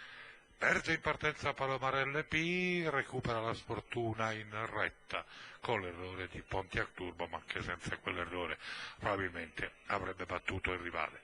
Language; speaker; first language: Italian; native; Italian